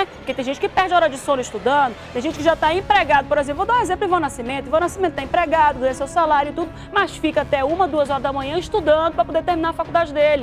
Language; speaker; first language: Portuguese; native; Portuguese